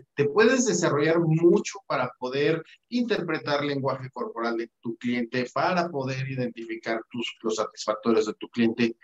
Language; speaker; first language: Spanish; native; Spanish